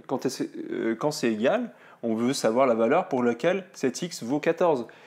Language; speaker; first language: French; native; French